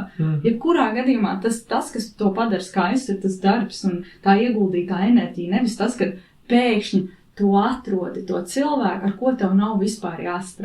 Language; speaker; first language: Latvian; native; Latvian